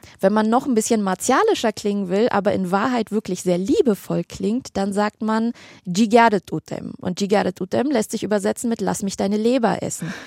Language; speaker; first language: German; early bilingual, other home language; Armenian